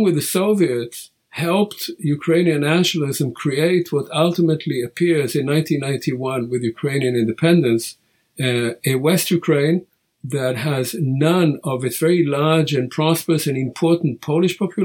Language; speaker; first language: English; non-native, fluent; Hebrew